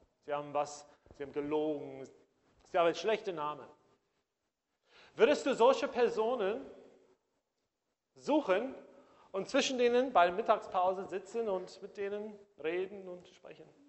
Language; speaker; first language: German; non-native, fluent; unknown